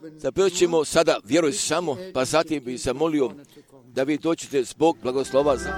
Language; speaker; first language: Croatian; early bilingual, heritage; Croatian